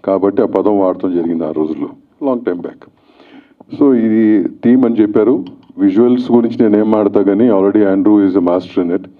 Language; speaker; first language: Telugu; native; Telugu